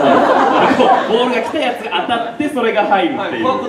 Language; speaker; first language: Japanese; native; Japanese